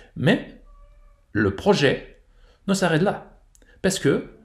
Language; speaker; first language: French; non-native, fluent; Spanish